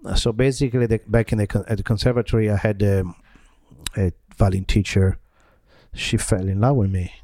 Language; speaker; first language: English; non-native, fluent; Italian